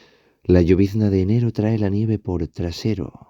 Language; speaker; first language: Spanish; native; Spanish